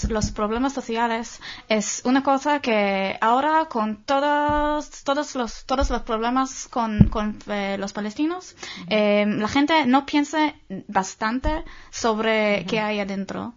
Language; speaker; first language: Spanish; non-native, fluent; Hebrew